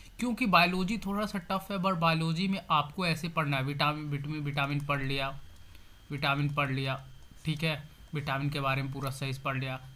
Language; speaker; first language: Hindi; native; Hindi